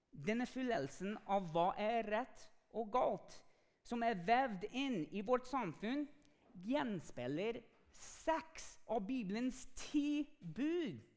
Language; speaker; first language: Norwegian; non-native, fluent; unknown